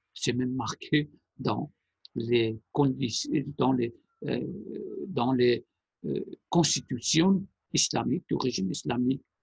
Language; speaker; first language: French; non-native, fluent; Persian